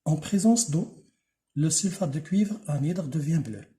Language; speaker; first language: French; non-native, local second language; Arabic